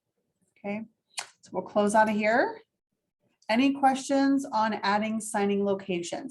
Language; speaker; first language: English; native; English